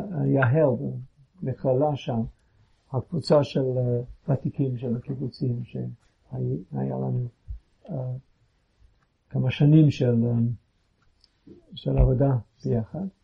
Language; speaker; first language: Hebrew; non-native, fluent; English